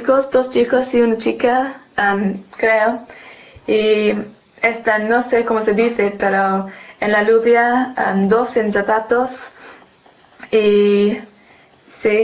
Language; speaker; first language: Spanish; non-native, learner; English